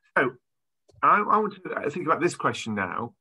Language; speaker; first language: English; native; English